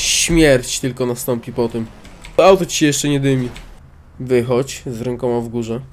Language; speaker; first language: Polish; native; Polish